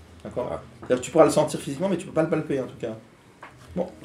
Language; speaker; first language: French; native; French